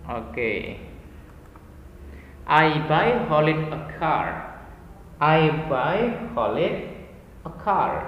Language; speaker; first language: English; non-native, fluent; Indonesian